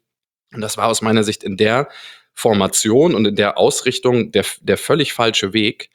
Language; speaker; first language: German; native; German